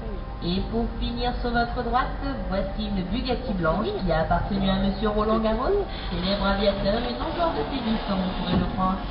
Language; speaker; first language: French; native; French